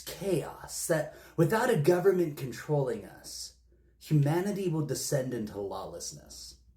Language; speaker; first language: English; native; English